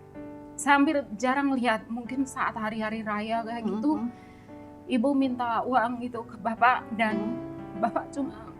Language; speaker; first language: Indonesian; non-native, local second language; Javanese